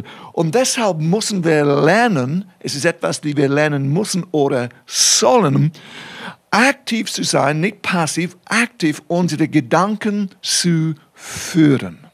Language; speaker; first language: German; non-native, fluent; English